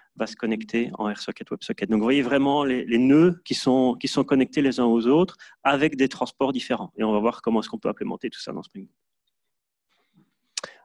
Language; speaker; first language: French; native; French